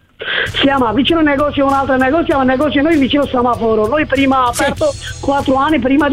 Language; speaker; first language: Italian; non-native, learner; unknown